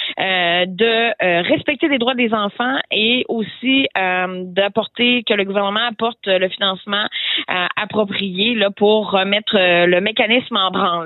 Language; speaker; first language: French; native; French